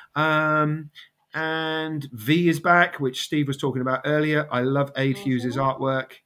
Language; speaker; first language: English; native; English